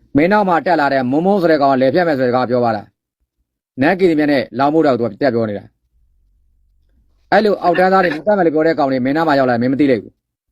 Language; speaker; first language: Burmese; native; Burmese